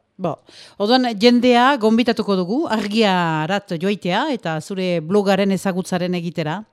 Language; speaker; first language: Basque; native; Basque